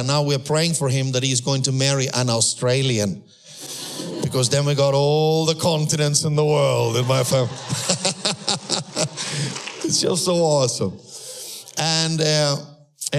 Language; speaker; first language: English; non-native, fluent; German